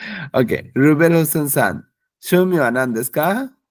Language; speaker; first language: Japanese; non-native, fluent; Bangla